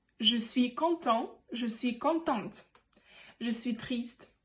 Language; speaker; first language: French; non-native, fluent; Ukrainian